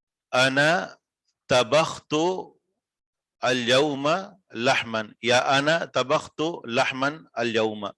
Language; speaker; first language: Arabic; non-native, fluent; Urdu